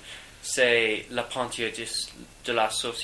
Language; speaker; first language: French; non-native, learner; English